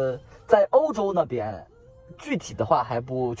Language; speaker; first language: Chinese; native; Chinese